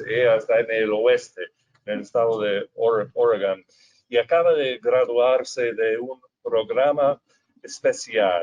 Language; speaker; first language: Spanish; non-native, fluent; English